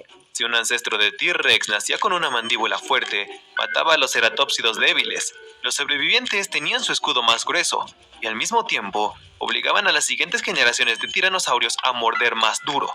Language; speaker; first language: Spanish; native; Spanish